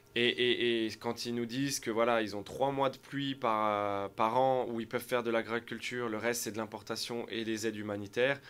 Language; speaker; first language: French; native; French